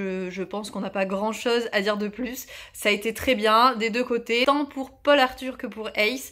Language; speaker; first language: French; native; French